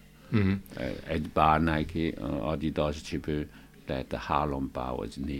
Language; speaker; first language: Hungarian; non-native, learner; Chinese